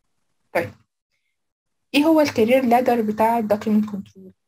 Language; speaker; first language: Arabic; native; Arabic